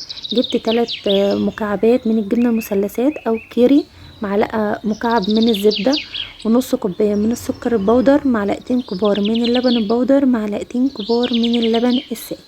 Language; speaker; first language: Arabic; native; Arabic